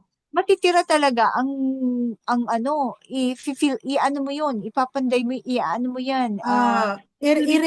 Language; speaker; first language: Filipino; native; Filipino